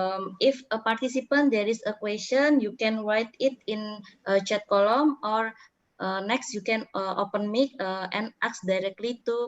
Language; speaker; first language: English; non-native, learner; Indonesian